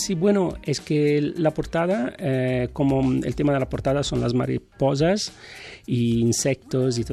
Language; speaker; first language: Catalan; non-native, learner; Italian